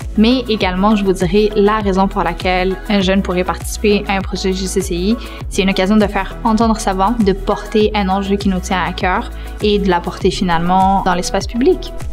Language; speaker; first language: French; native; French